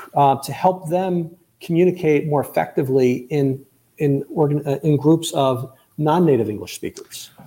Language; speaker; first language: English; native; English